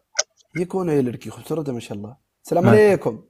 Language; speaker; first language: Hindi; non-native, local second language; Pashto